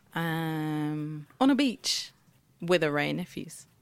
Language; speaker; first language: English; early bilingual, other home language; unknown